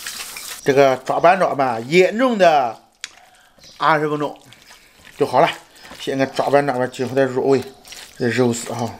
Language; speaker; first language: Chinese; native; Chinese